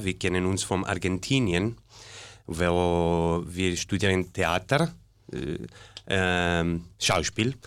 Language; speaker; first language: German; non-native, learner; Spanish